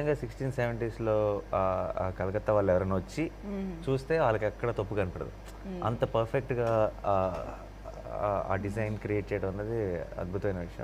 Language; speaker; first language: Telugu; native; Telugu